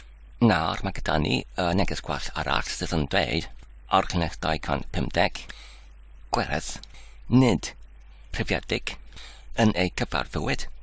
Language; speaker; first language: Welsh; non-native, learner; English